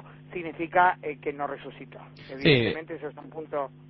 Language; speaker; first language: Spanish; native; Spanish